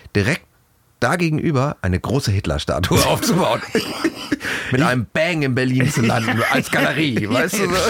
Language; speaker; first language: German; native; German